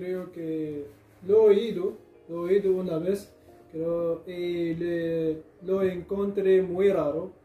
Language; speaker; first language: Spanish; non-native, learner; Arabic